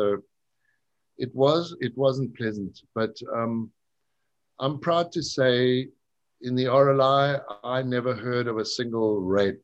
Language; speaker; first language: English; native; English